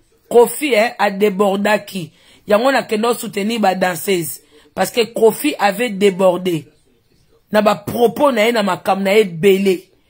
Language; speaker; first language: French; non-native, local second language; Lingala